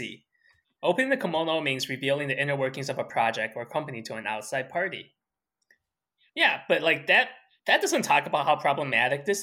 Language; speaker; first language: English; early bilingual, other home language; Chinese